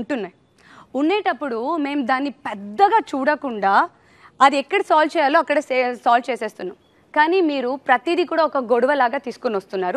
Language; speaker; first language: Telugu; native; Telugu